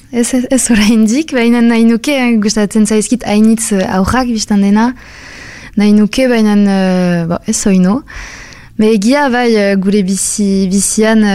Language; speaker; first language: Basque; non-native, local second language; French